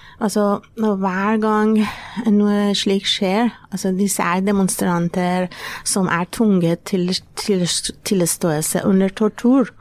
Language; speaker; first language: Norwegian; non-native, fluent; Persian